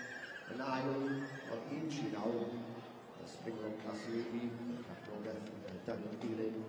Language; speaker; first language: Welsh; native; Welsh